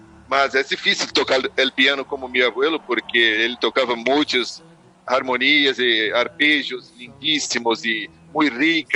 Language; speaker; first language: Spanish; non-native, learner; Portuguese